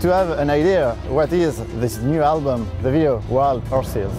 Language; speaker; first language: English; non-native, learner; French